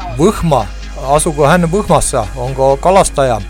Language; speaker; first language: Finnish; non-native, learner; Estonian